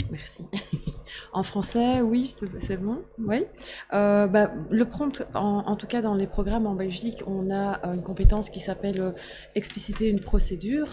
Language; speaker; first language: French; native; French